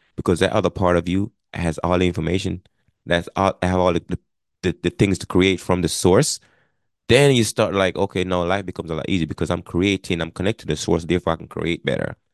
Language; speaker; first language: English; non-native, local second language; Jamaican Creole English